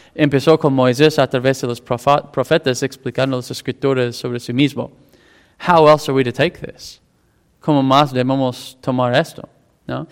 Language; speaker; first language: Spanish; non-native, fluent; English